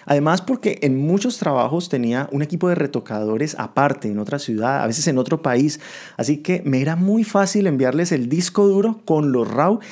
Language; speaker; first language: Spanish; native; Spanish